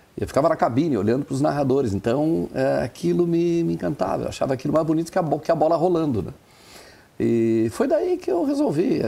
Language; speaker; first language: Portuguese; non-native, local second language; German